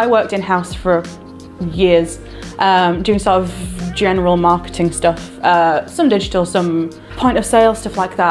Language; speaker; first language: English; native; English